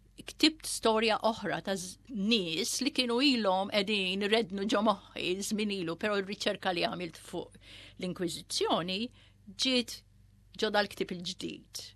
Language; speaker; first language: Maltese; early bilingual, heritage; Maltese